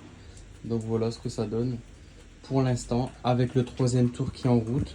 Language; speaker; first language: French; native; French